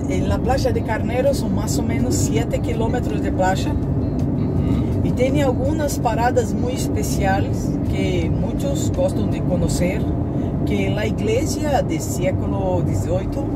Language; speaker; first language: Spanish; non-native, learner; Portuguese